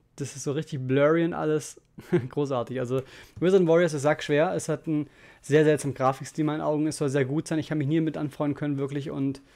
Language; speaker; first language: German; native; German